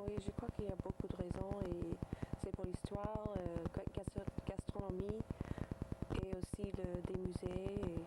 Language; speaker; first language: French; non-native, learner; English